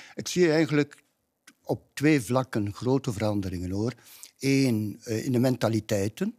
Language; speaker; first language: Dutch; native; Dutch